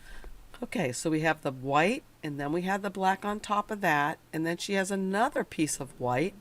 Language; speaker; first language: English; native; English